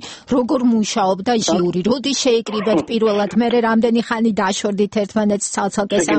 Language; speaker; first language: Georgian; native; Georgian